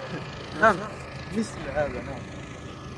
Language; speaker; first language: Arabic; non-native, learner; Turkish